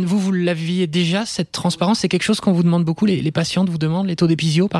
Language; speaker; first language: French; native; French